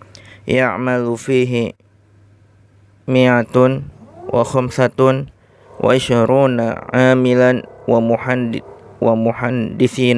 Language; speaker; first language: Arabic; non-native, learner; Indonesian